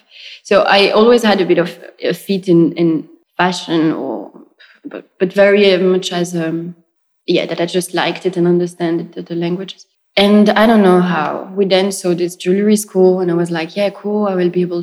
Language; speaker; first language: English; non-native, fluent; French